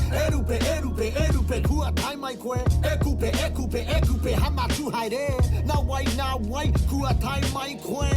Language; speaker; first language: Māori; non-native, local second language; English